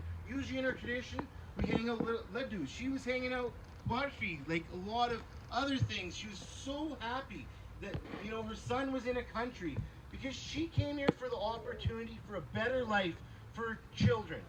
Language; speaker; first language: English; early bilingual, other home language; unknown